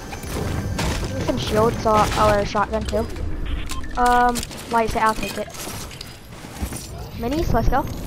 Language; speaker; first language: English; native; English